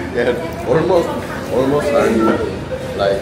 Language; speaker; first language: English; non-native, learner; Korean